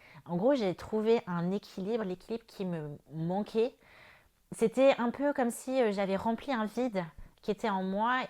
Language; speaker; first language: French; native; French